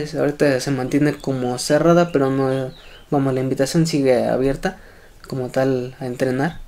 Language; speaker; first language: Spanish; native; Spanish